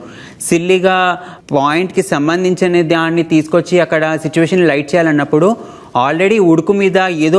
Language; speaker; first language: Telugu; native; Telugu